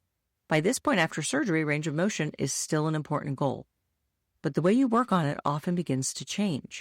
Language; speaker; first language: English; native; English